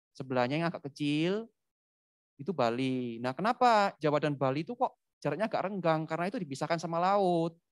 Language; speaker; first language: Indonesian; native; Indonesian